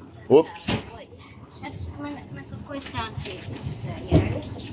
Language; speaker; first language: Russian; native; Russian